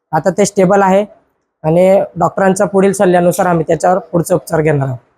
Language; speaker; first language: Marathi; non-native, local second language; Bhili